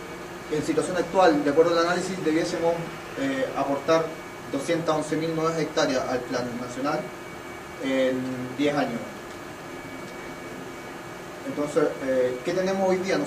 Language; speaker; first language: Spanish; native; Spanish